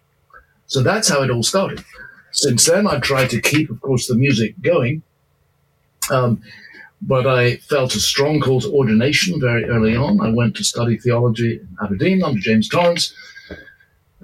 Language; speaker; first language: English; native; English